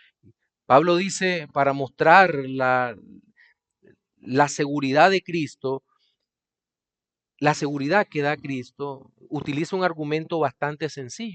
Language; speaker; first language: Spanish; native; Spanish